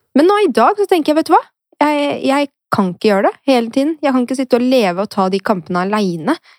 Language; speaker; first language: Norwegian; early bilingual, other home language; Arabic